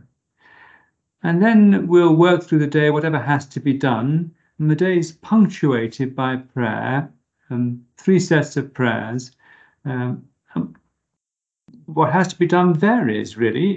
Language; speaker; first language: English; native; English